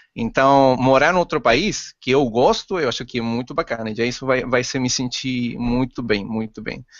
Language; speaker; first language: Portuguese; non-native, fluent; Spanish